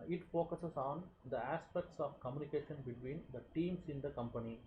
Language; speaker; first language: English; non-native, local second language; Tamil